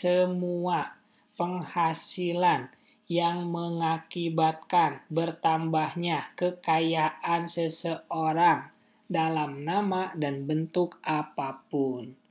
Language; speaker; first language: Indonesian; native; Indonesian